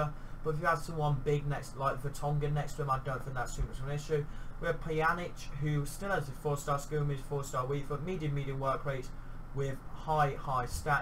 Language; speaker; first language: English; native; English